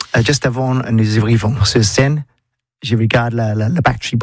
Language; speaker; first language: French; non-native, learner; English